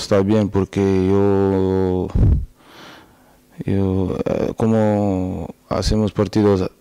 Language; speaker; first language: Spanish; non-native, learner; Portuguese